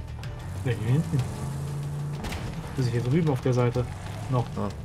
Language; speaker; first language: German; native; German